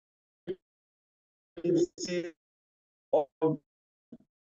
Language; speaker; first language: English; non-native, fluent; Haitian Creole